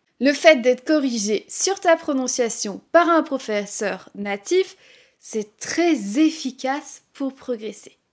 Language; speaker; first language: French; native; French